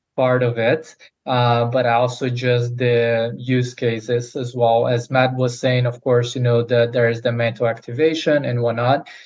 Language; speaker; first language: English; non-native, fluent; Portuguese